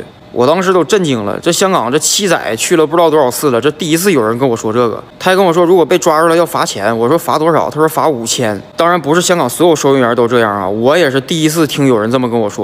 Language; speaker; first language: Chinese; native; Chinese